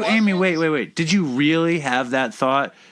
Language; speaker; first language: English; native; English